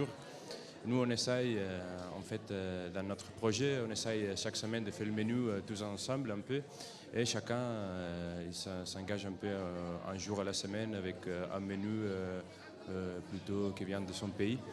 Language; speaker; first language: French; non-native, fluent; Catalan